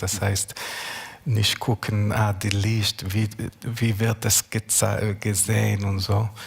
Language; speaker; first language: German; non-native, learner; Hebrew